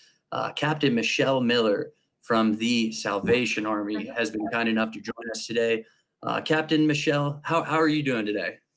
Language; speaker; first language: English; native; English